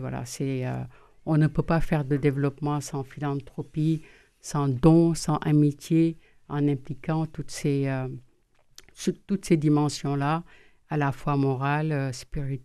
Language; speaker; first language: French; non-native, local second language; Wolof